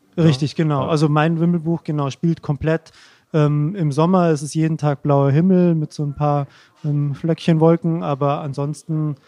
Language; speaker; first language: German; native; German